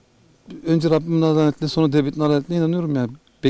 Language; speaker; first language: Turkish; native; Turkish